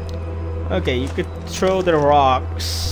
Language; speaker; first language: English; non-native, fluent; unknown